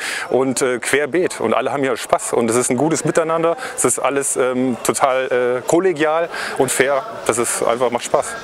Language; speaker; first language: German; native; German